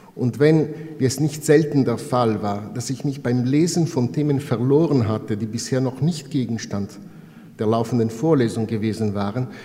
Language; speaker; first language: German; non-native, fluent; Italian